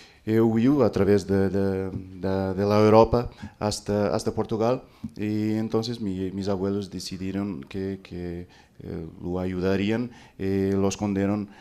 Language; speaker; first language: Spanish; non-native, fluent; Portuguese